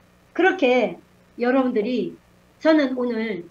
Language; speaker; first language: Korean; native; Korean